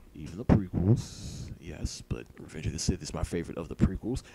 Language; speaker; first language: English; native; English